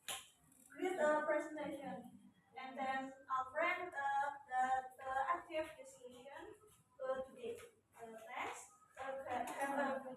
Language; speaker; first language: English; non-native, learner; Indonesian